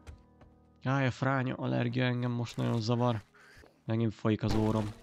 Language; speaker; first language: Hungarian; native; Hungarian